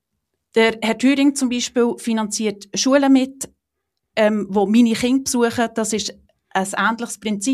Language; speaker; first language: German; native; German